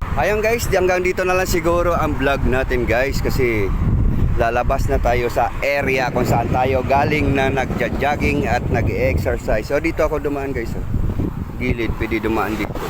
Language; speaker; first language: Filipino; non-native, local second language; Cebuano